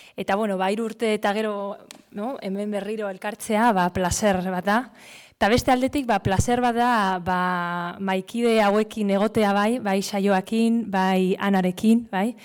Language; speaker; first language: Basque; non-native, local second language; Spanish